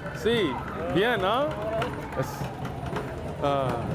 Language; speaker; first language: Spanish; non-native, learner; English